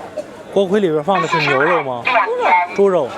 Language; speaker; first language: Chinese; native; Chinese